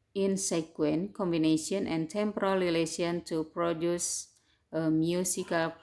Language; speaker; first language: English; non-native, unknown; Indonesian